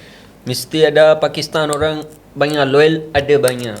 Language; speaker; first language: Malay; non-native, learner; Punjabi